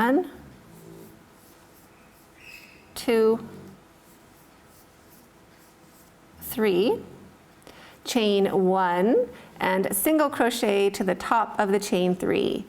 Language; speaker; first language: English; native; English